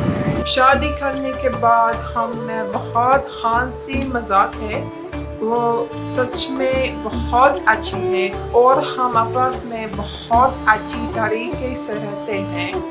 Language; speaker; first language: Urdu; non-native, learner; English